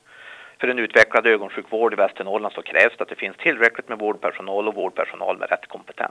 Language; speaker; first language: Swedish; native; Swedish